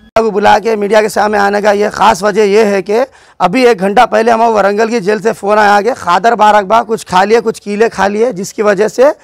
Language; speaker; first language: Hindi; non-native, local second language; Urdu